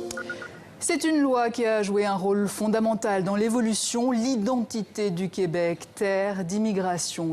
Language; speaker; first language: French; native; French